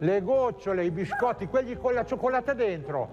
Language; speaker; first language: Italian; native; Italian